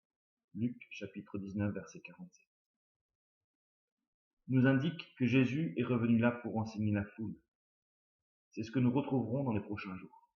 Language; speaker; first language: French; native; French